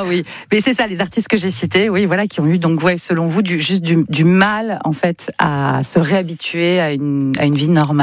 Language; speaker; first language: French; native; French